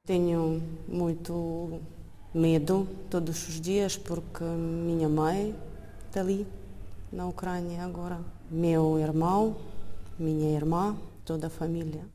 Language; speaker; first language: Portuguese; non-native, learner; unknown